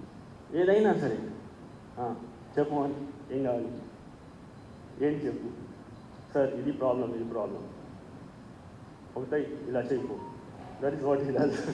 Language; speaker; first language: Telugu; native; Telugu